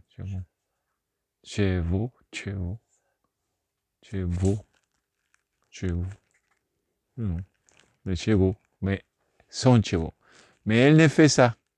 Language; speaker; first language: French; non-native, learner; Spanish